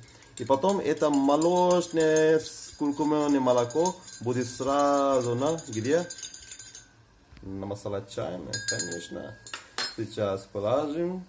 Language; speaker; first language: Russian; non-native, fluent; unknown